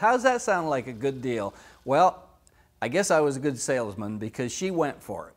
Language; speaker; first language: English; native; English